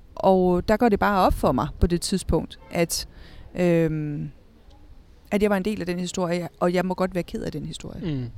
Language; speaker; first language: Danish; early bilingual, other home language; Spanish